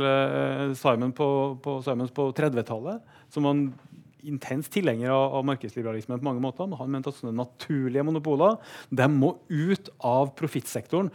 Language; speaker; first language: Norwegian; native; Norwegian